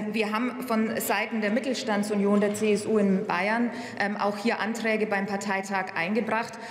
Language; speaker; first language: German; native; German